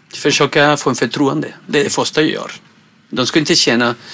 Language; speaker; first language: Swedish; non-native, fluent; Spanish